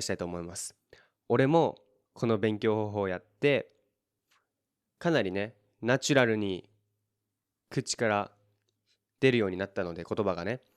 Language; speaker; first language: Japanese; native; Japanese